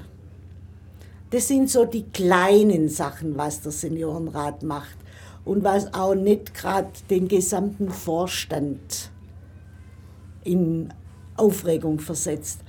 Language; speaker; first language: German; native; German